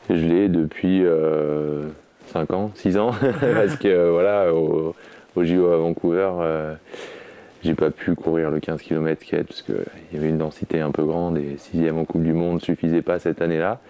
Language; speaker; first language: French; native; French